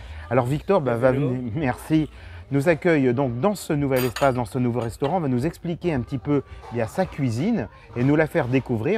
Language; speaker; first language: French; native; French